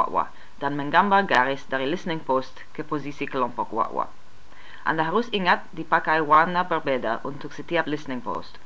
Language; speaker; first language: Indonesian; non-native, fluent; English